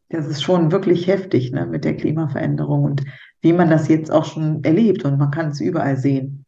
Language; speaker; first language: German; native; German